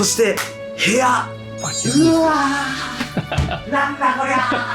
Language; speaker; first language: Japanese; native; Japanese